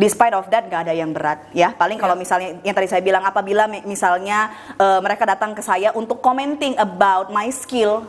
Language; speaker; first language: Indonesian; native; Indonesian